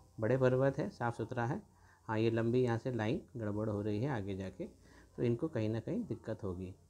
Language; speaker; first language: Hindi; native; Hindi